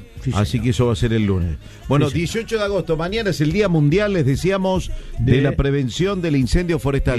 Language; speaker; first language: Spanish; native; Spanish